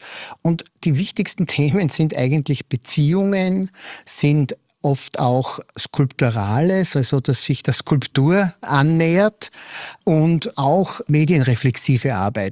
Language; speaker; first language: German; native; German